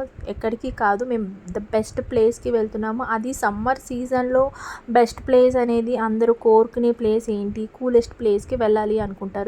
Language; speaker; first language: Telugu; native; Telugu